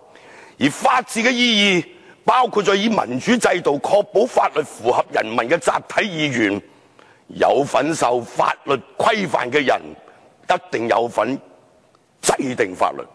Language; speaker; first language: Chinese; non-native, local second language; Cantonese